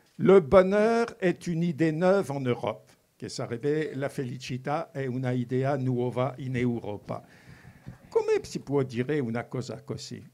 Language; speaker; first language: Italian; non-native, fluent; French